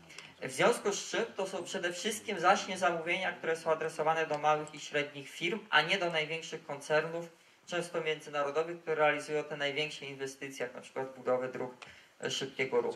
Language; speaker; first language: Polish; native; Polish